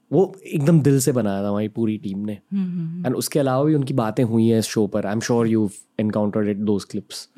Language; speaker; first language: Hindi; native; Hindi